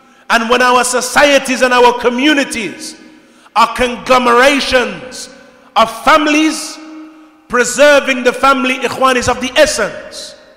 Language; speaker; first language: English; native; English